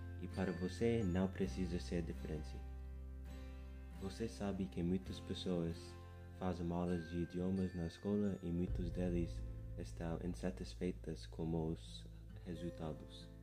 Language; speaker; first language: Portuguese; non-native, fluent; English